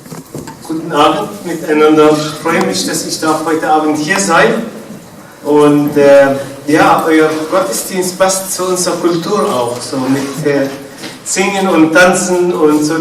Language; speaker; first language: German; non-native, fluent; Arabic